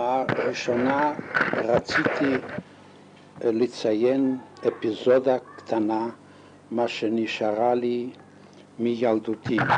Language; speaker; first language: Hebrew; non-native, fluent; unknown